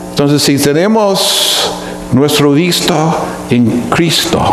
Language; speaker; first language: Spanish; non-native, fluent; English